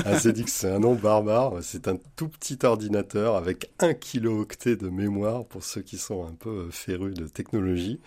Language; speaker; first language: French; native; French